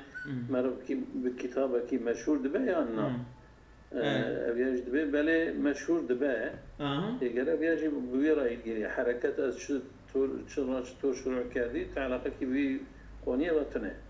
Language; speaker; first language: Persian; non-native, learner; Kurdish